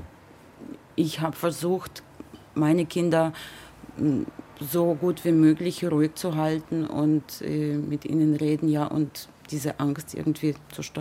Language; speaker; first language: German; non-native, fluent; Ukrainian